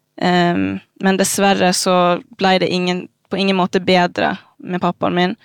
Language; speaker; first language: Norwegian; early bilingual, other home language; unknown